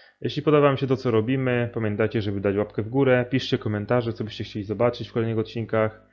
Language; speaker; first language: Polish; native; Polish